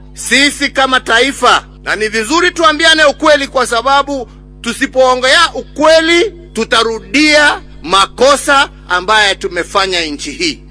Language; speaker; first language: Swahili; non-native, local second language; Kikuyu